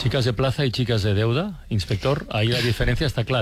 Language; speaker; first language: Spanish; native; Spanish